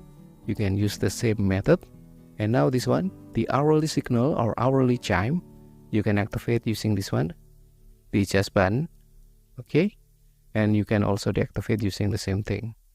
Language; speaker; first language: English; non-native, fluent; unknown